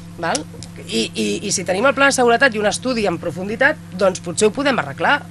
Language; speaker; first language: Catalan; native; Catalan